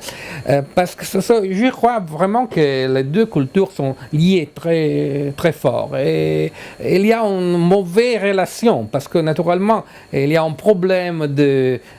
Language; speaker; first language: French; non-native, learner; Italian